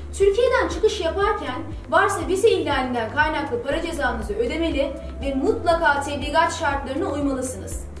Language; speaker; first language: Turkish; native; Turkish